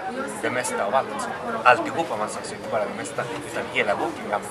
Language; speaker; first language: Swedish; non-native, fluent; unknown